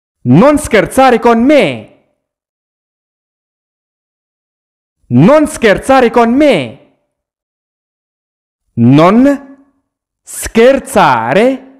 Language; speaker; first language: Italian; non-native, fluent; Arabic